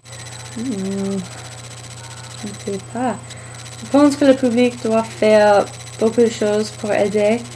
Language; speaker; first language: French; non-native, learner; English